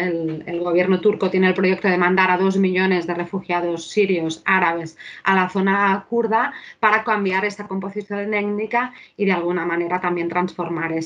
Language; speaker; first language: Spanish; native; Spanish